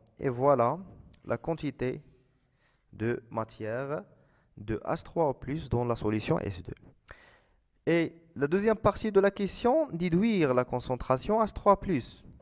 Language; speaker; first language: French; non-native, local second language; Arabic